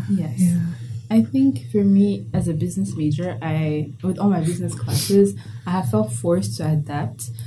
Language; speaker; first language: English; non-native, local second language; Kinyarwanda